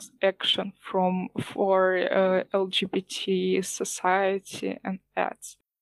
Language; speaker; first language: English; non-native, learner; Ukrainian